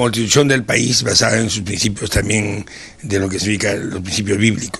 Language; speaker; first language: Spanish; native; Spanish